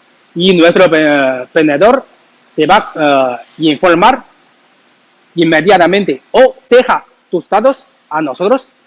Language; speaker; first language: Spanish; non-native, learner; Chinese